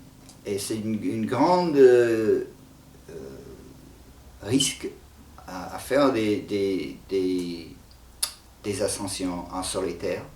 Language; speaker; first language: French; non-native, fluent; English